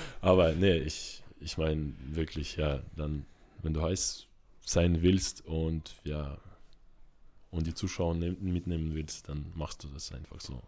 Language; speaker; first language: German; non-native, fluent; Russian